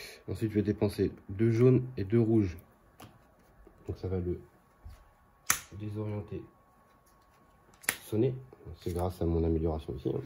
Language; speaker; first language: French; native; French